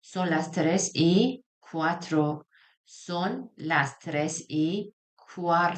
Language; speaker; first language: Spanish; non-native, fluent; Persian